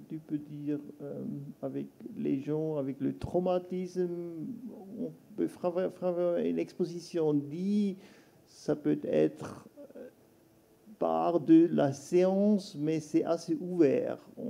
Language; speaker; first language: French; non-native, local second language; German